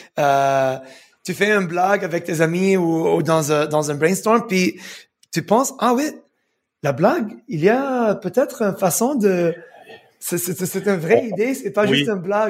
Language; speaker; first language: French; non-native, fluent; English